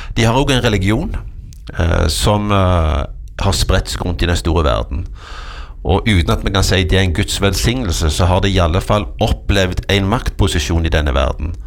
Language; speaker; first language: Norwegian; native; Norwegian